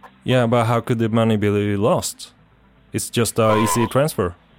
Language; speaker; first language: English; non-native, fluent; Norwegian